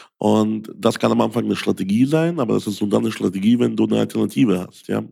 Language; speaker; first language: German; early bilingual, other home language; Russian